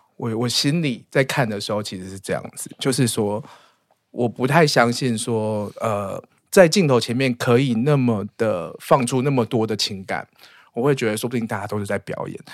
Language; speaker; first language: Chinese; native; Chinese